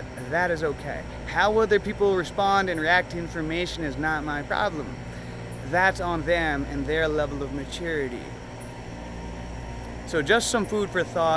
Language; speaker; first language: English; native; English